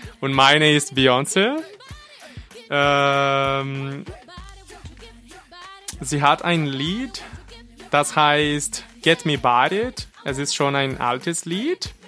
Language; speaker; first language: German; non-native, fluent; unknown